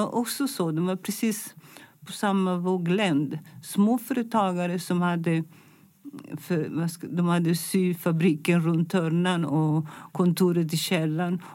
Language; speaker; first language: Swedish; non-native, fluent; Italian